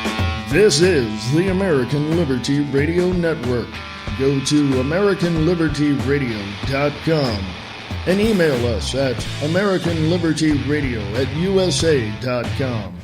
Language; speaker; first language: English; native; English